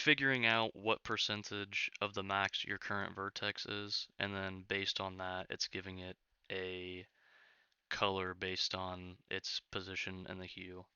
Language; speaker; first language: English; native; English